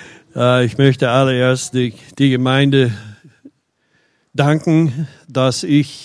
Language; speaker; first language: German; non-native, fluent; English